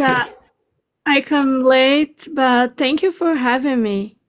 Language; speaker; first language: English; non-native, learner; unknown